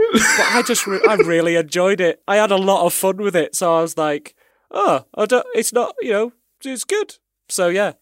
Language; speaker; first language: English; native; English